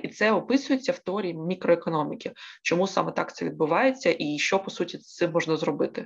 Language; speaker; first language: Ukrainian; native; Ukrainian